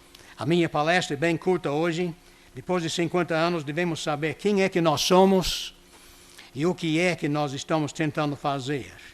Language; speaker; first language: Portuguese; non-native, fluent; English